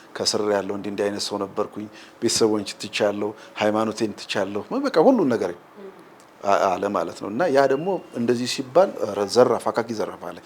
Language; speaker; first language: Amharic; native; Amharic